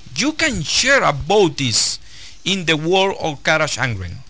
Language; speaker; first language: English; non-native, learner; Spanish